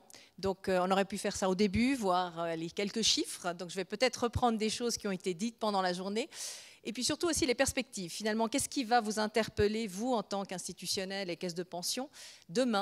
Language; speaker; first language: French; native; French